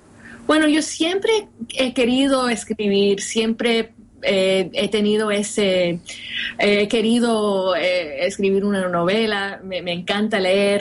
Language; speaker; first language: Spanish; early bilingual, heritage; Spanish